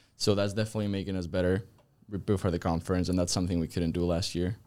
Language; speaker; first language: English; non-native, fluent; Spanish